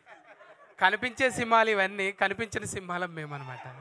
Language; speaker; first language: Telugu; native; Telugu